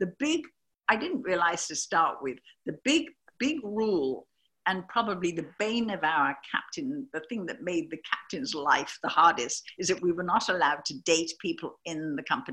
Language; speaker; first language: English; native; English